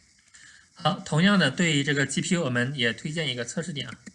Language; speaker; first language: Chinese; native; Chinese